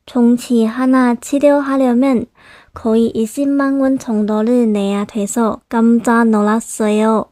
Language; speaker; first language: Korean; non-native, local second language; Chinese